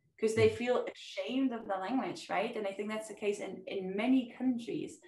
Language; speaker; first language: English; non-native, fluent; German